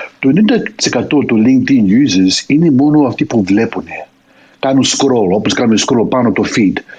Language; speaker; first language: Greek; early bilingual, heritage; Greek